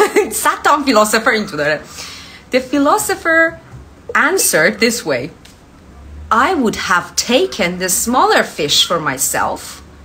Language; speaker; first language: English; non-native, fluent; Persian